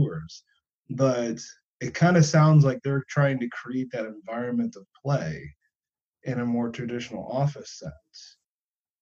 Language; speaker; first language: English; native; English